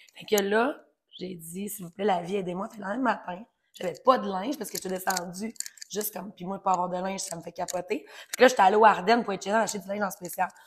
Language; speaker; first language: French; native; French